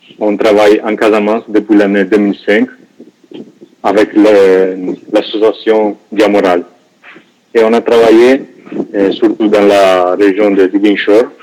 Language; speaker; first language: French; non-native, learner; Italian